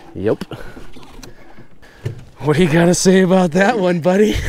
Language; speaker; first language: English; native; English